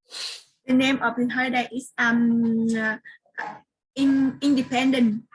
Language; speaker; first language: English; non-native, learner; Vietnamese